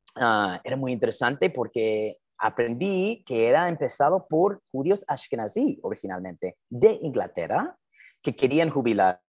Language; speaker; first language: Spanish; non-native, fluent; English